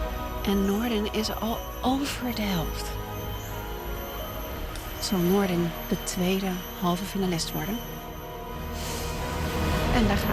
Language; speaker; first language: Dutch; native; Dutch